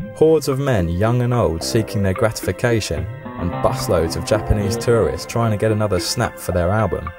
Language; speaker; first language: English; native; English